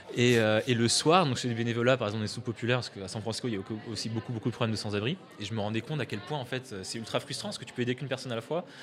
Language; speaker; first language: French; native; French